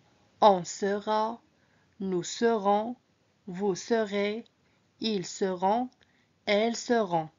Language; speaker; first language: French; non-native, local second language; Arabic